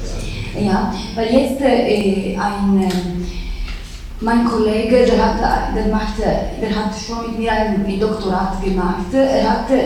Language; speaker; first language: German; non-native, fluent; Italian